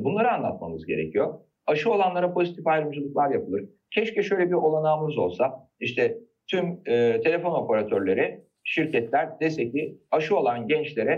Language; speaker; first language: Turkish; native; Turkish